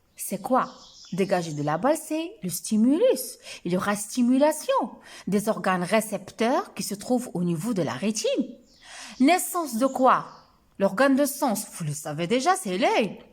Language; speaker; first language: French; non-native, local second language; Arabic